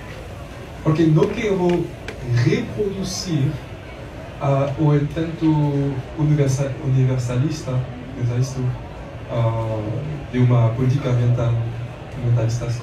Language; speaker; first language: Portuguese; non-native, learner; French